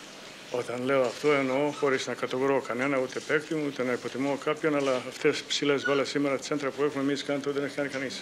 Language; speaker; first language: Greek; non-native, fluent; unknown